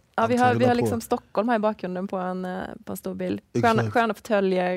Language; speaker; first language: Swedish; native; Swedish